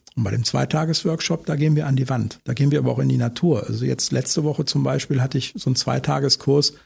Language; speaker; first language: German; native; German